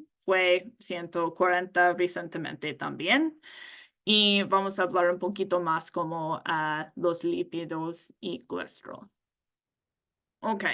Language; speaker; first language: Spanish; non-native, learner; English